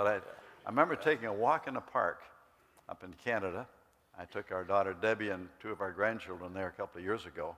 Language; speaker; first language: English; native; English